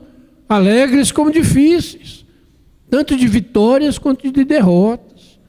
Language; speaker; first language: Portuguese; native; Portuguese